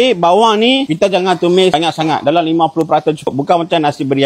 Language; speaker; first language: Malay; native; Malay